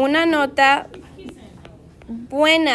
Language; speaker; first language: Spanish; non-native, fluent; English